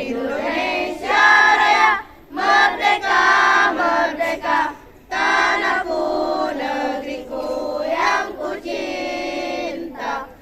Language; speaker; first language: Indonesian; native; Indonesian